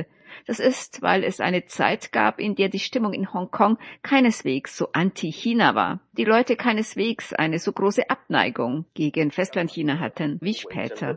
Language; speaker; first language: German; native; German